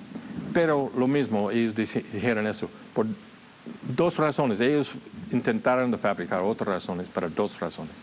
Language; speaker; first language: Spanish; non-native, fluent; English